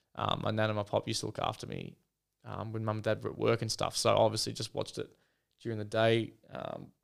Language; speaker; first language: English; native; English